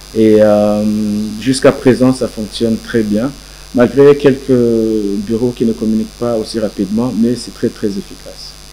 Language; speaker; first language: French; non-native, local second language; Rundi